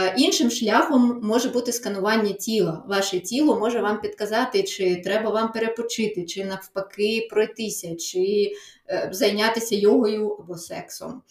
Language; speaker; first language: Ukrainian; non-native, local second language; Russian